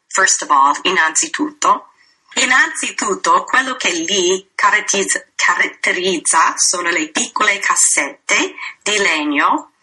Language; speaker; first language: Italian; non-native, fluent; English